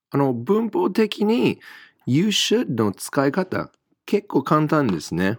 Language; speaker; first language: Japanese; non-native, fluent; English